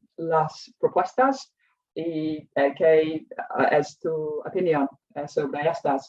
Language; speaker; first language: Spanish; non-native, fluent; English